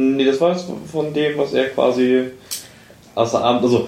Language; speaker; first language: German; native; German